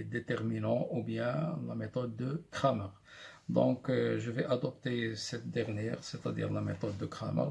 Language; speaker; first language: French; non-native, local second language; Arabic